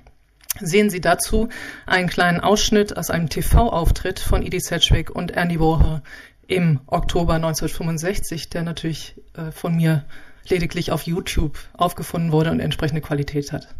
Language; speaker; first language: German; native; German